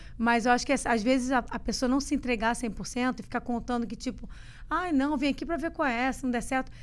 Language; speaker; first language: Portuguese; native; Portuguese